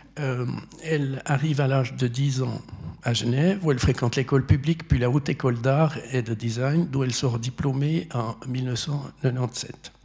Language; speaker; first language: French; native; French